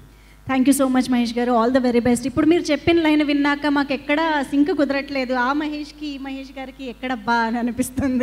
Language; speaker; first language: Telugu; native; Telugu